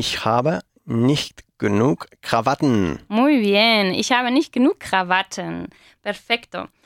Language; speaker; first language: German; non-native, fluent; Spanish